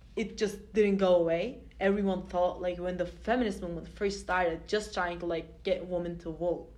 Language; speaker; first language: English; non-native, fluent; Turkish